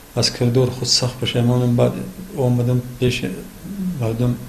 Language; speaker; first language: Tajik; non-native, local second language; Shughni